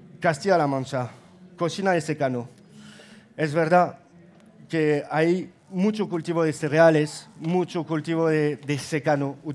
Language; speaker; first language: Spanish; non-native, fluent; German